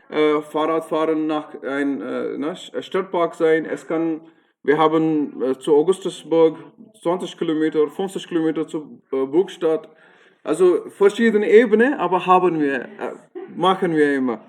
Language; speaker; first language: German; non-native, fluent; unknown